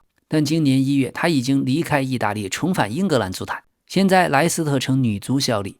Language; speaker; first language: Chinese; native; Chinese